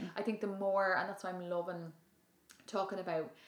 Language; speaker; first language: English; native; English